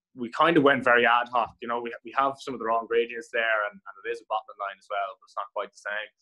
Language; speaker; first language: English; native; English